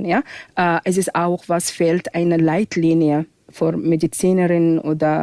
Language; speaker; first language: German; non-native, fluent; Arabic